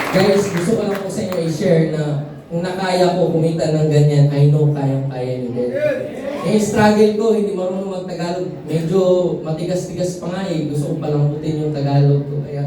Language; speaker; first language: Filipino; non-native, local second language; Cebuano